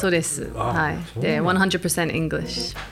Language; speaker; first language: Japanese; non-native, fluent; English